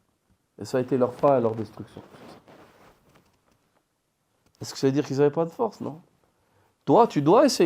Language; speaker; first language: French; native; French